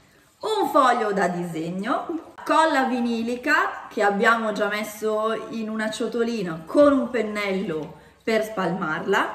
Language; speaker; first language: Italian; native; Italian